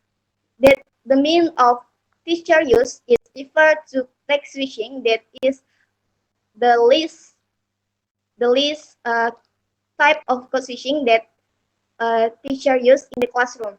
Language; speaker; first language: English; non-native, learner; Indonesian